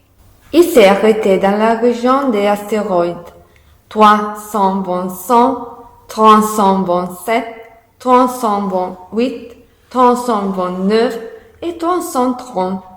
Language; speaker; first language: French; non-native, learner; Italian